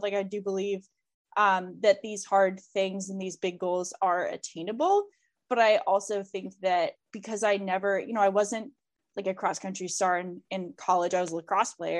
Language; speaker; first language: English; native; English